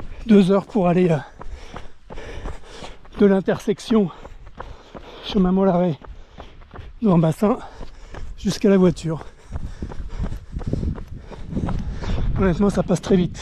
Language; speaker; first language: French; native; French